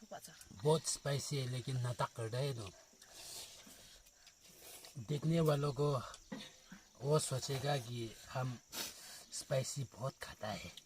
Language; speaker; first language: Hindi; non-native, local second language; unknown